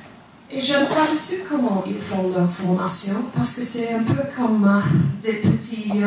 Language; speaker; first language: French; non-native, fluent; English